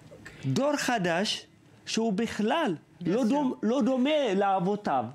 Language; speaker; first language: Hebrew; early bilingual, other home language; Amharic